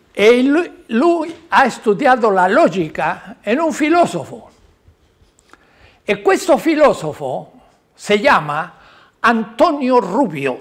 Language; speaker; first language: Italian; non-native, learner; Spanish